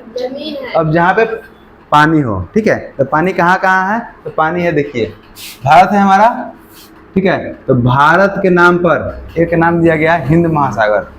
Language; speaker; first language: Hindi; native; Hindi